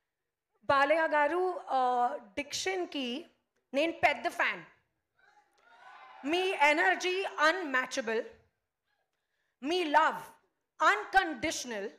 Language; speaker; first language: Telugu; non-native, local second language; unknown